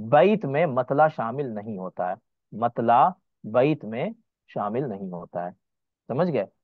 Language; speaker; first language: Hindi; native; Hindi